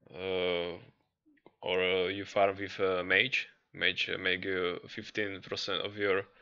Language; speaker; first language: English; non-native, learner; Slovak